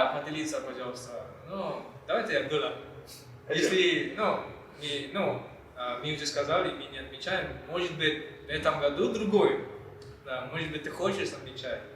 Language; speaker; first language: Russian; non-native, learner; Malay